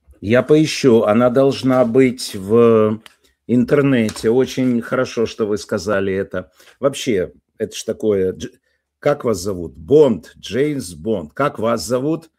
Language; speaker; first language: Russian; native; Russian